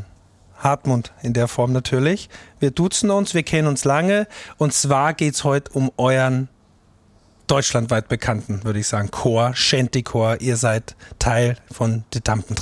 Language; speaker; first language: German; native; German